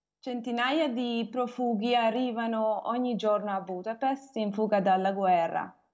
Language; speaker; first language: Italian; non-native, fluent; Hungarian